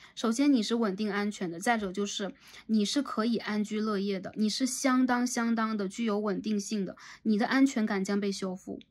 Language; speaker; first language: Chinese; native; Chinese